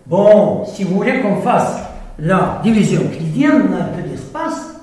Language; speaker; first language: French; non-native, local second language; Arabic